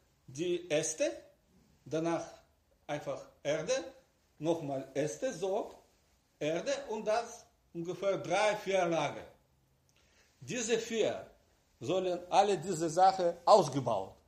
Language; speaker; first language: German; non-native, learner; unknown